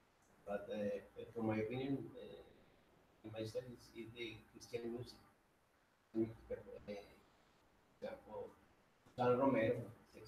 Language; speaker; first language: English; non-native, learner; Spanish